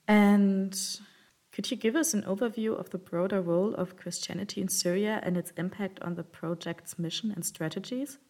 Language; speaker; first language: English; non-native, fluent; German